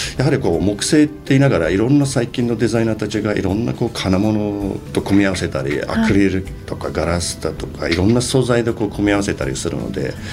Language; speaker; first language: Japanese; non-native, fluent; Turkish